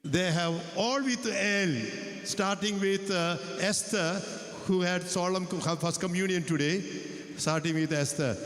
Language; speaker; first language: English; non-native, local second language; Malayalam